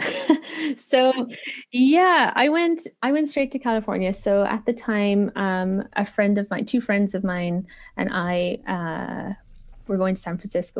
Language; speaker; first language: English; native; English